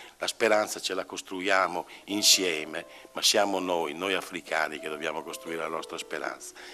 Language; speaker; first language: Italian; native; Italian